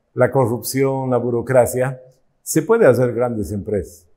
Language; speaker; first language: Spanish; native; Spanish